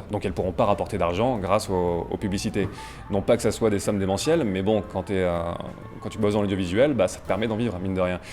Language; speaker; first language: French; native; French